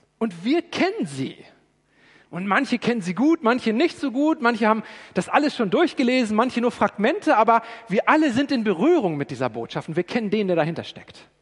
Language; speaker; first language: German; native; German